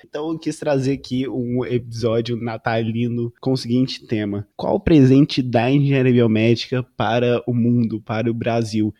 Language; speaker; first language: Portuguese; native; Portuguese